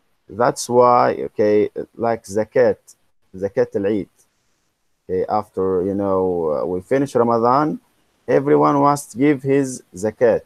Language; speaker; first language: English; non-native, fluent; Arabic